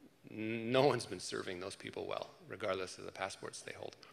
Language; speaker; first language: English; early bilingual, other home language; French